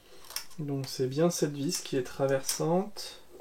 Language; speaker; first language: French; native; French